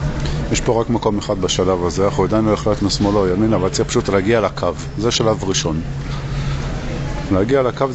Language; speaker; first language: Hebrew; native; Hebrew